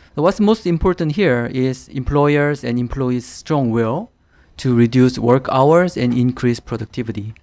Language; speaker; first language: English; non-native, fluent; Korean